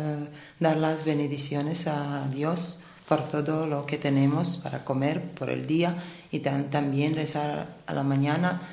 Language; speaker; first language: Spanish; non-native, fluent; Italian